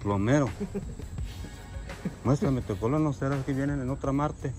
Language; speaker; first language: Spanish; native; Spanish